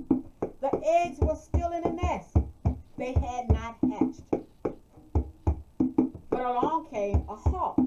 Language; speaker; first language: English; native; English